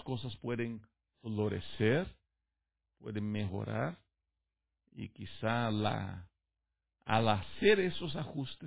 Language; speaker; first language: Spanish; native; Spanish